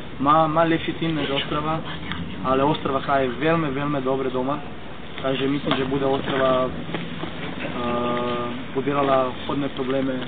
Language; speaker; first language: Slovak; non-native, learner; Croatian